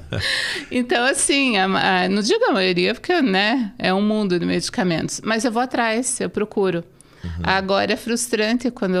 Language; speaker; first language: Portuguese; native; Portuguese